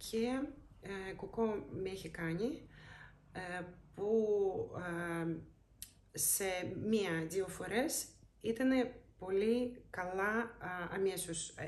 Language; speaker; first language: Greek; non-native, learner; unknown